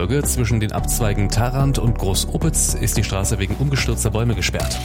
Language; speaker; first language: German; native; German